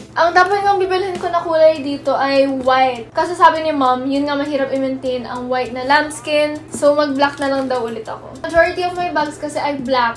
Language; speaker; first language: Filipino; native; Filipino